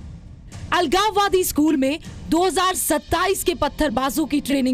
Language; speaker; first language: Hindi; native; Hindi